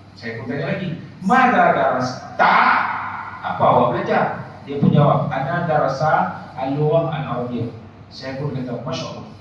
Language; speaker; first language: Malay; native; Malay